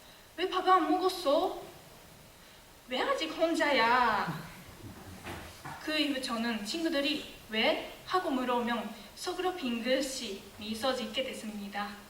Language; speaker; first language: Korean; non-native, fluent; Japanese